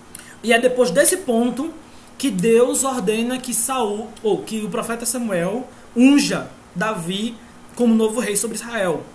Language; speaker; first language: Portuguese; native; Portuguese